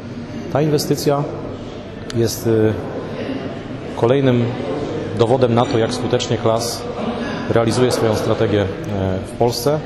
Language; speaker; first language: Polish; native; Polish